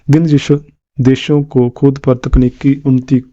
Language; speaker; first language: Hindi; non-native, local second language; Punjabi